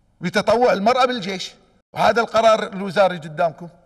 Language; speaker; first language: Arabic; native; Arabic